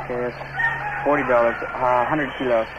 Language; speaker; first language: English; native; English